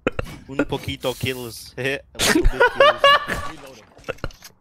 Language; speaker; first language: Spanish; non-native, learner; English